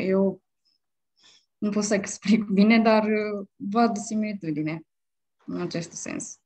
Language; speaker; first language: Romanian; non-native, fluent; Japanese